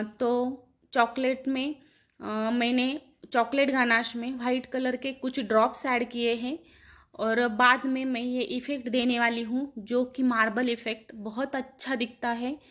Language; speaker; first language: Hindi; non-native, local second language; Marathi